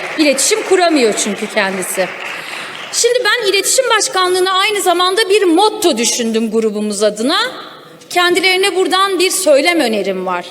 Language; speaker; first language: Turkish; non-native, local second language; Kurdish